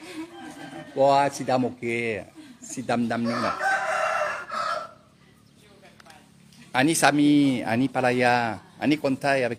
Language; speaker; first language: Thai; non-native, learner; French